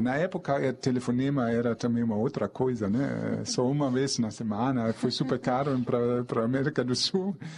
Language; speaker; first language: Portuguese; non-native, fluent; German